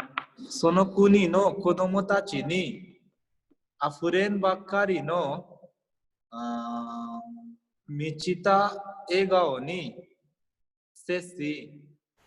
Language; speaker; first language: Japanese; non-native, fluent; Hindi